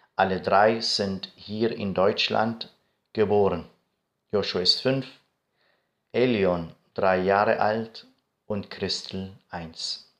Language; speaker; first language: German; non-native, fluent; Arabic